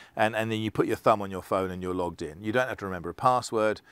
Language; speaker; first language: English; native; English